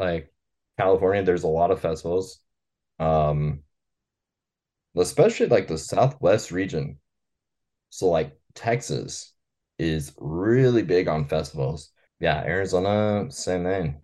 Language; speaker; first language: English; native; English